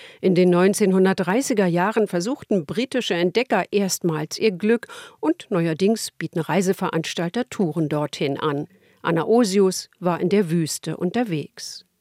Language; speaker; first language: German; native; German